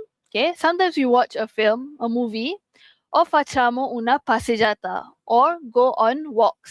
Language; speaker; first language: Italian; non-native, learner; Malay